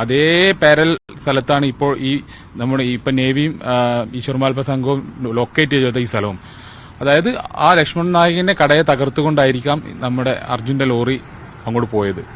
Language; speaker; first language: Malayalam; native; Malayalam